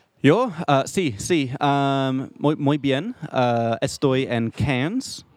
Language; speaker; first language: Spanish; non-native, learner; English